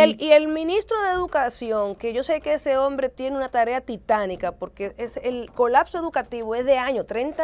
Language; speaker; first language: Spanish; native; Spanish